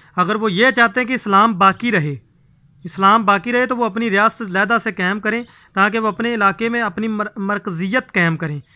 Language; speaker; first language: Urdu; native; Urdu